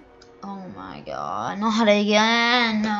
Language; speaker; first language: English; native; English